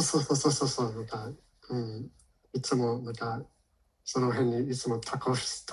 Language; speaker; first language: Japanese; non-native, learner; English